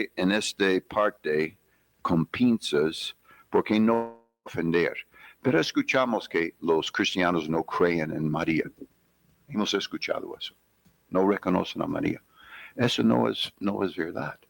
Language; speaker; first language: Spanish; non-native, fluent; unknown